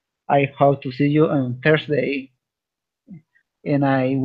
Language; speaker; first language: English; non-native, learner; Spanish